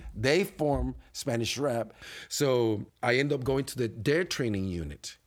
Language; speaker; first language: English; non-native, fluent; Spanish